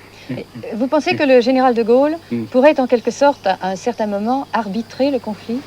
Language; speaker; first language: French; native; French